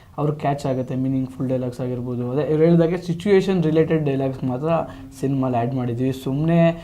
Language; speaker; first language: Kannada; native; Kannada